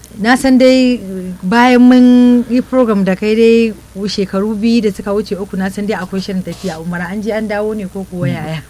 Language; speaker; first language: Hausa; native; Hausa